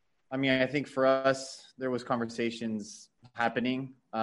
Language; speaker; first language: English; early bilingual, other home language; Spanish